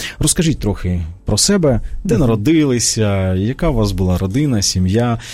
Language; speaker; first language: Ukrainian; native; Ukrainian